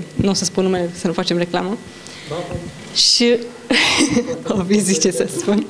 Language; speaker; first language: Romanian; native; Romanian